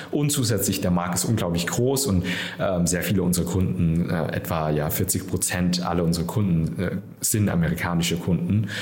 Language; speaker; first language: German; early bilingual, other home language; Vietnamese